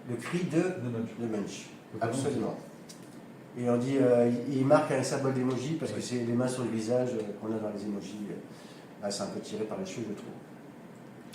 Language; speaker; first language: French; native; French